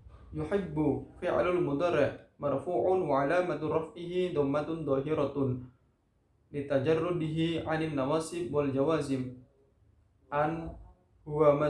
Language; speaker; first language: Arabic; non-native, learner; Indonesian